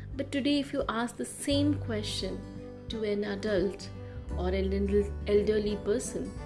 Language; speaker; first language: English; non-native, local second language; Hindi